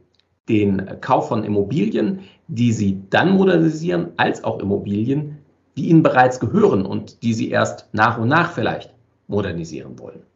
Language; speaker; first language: German; native; German